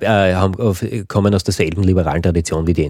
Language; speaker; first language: German; native; German